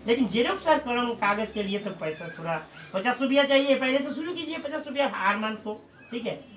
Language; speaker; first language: Hindi; non-native, local second language; Bangla